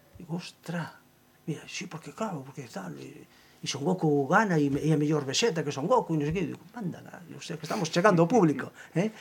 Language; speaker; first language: Galician; native; Galician